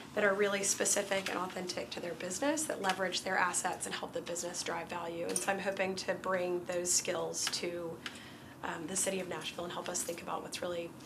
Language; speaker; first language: English; native; English